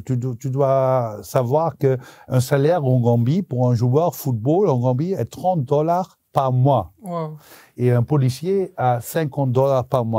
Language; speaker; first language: French; non-native, local second language; Dutch